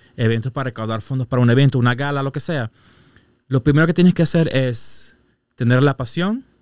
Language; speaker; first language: Spanish; native; Spanish